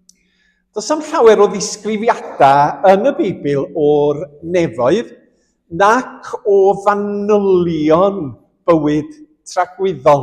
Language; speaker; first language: Welsh; native; Welsh